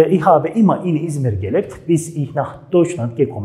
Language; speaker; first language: German; non-native, fluent; Turkish